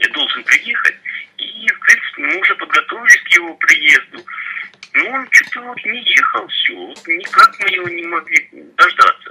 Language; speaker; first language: Russian; native; Russian